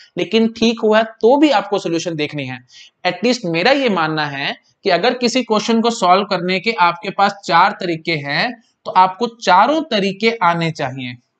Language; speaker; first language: Hindi; native; Hindi